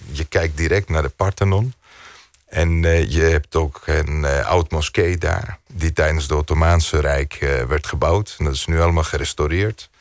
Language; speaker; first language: Dutch; non-native, fluent; Greek